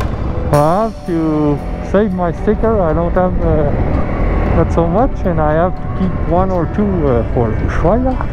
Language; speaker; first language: English; non-native, learner; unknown